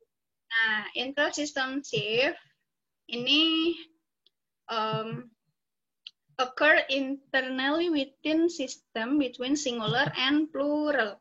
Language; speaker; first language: English; non-native, local second language; Indonesian